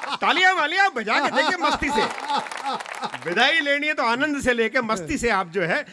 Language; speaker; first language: Hindi; non-native, local second language; Punjabi